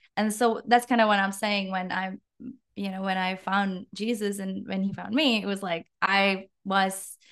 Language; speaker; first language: English; non-native, fluent; Czech